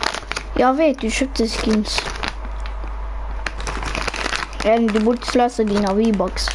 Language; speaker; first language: Swedish; early bilingual, other home language; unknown